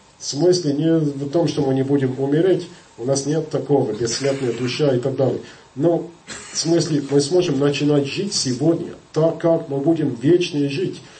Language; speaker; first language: Russian; non-native, fluent; English